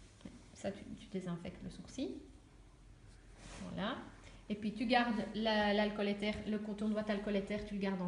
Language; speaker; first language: French; native; French